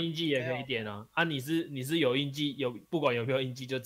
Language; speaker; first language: Chinese; native; Chinese